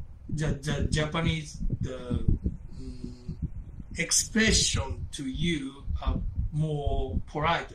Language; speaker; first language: English; non-native, learner; Japanese